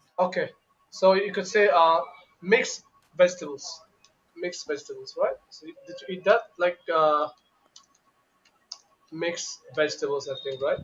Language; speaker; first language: English; non-native, local second language; Bangla